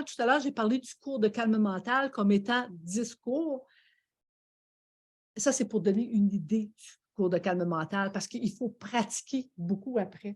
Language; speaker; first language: French; native; French